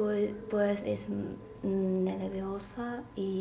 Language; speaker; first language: Spanish; non-native, learner; Chinese